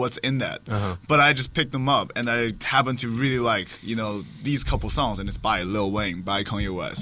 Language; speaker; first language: English; non-native, fluent; Chinese